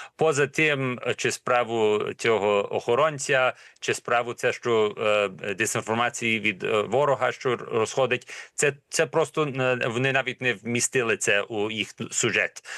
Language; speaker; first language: Ukrainian; early bilingual, heritage; Ukrainian